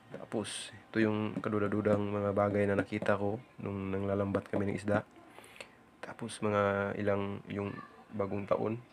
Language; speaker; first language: Filipino; non-native, local second language; Cebuano